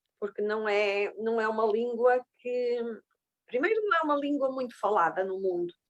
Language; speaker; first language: Portuguese; native; Portuguese